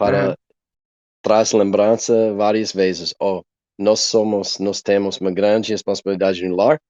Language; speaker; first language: Portuguese; non-native, learner; English